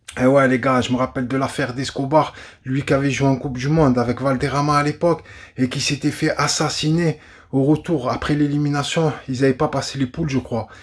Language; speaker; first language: French; native; French